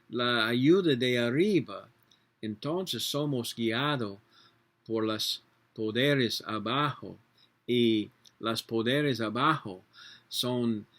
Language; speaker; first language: Spanish; non-native, learner; English